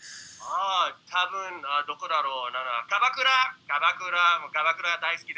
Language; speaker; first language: Japanese; non-native, fluent; English